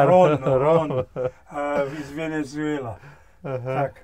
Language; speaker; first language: Russian; non-native, learner; German